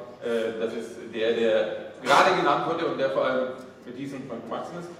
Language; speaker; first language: German; native; German